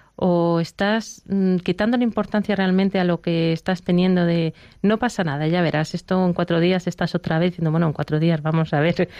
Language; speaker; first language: Spanish; native; Spanish